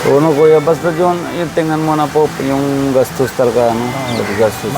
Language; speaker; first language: Filipino; non-native, learner; Punjabi